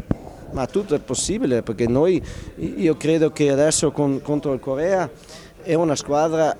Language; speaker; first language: Italian; non-native, local second language; German